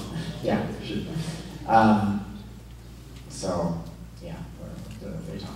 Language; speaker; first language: Chinese; non-native, fluent; English